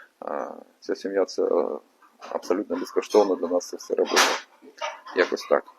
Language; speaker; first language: Ukrainian; non-native, local second language; Russian